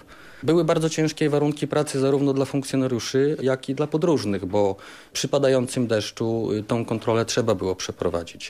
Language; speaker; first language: Polish; native; Polish